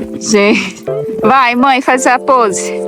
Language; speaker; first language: Portuguese; native; Portuguese